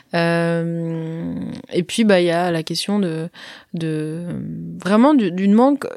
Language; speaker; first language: French; early bilingual, other home language; Arabic